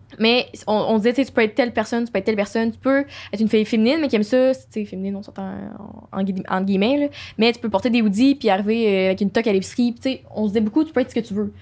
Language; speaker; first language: French; native; French